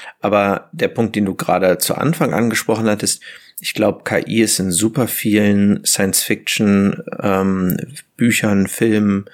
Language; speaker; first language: German; native; German